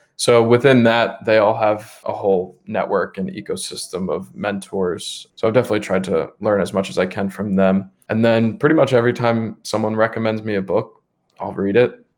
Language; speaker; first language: English; native; English